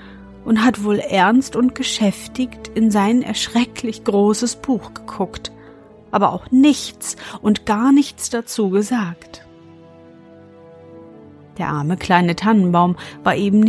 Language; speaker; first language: German; native; German